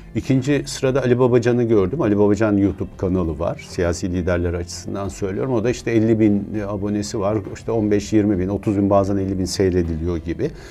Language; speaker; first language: Turkish; native; Turkish